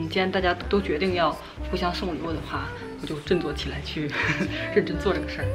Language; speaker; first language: Chinese; native; Chinese